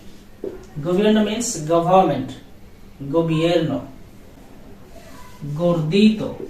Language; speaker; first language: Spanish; non-native, learner; Bangla